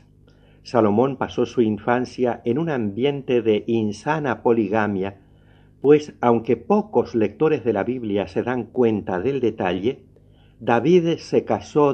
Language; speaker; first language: Spanish; native; Spanish